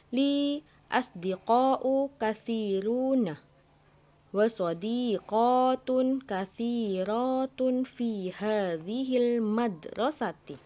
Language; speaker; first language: Arabic; non-native, fluent; Indonesian